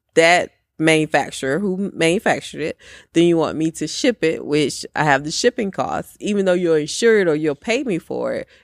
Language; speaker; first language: English; native; English